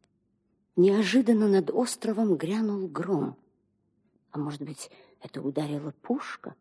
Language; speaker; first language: Russian; native; Russian